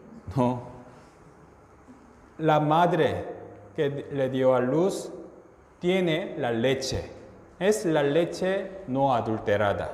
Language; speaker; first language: Spanish; non-native, fluent; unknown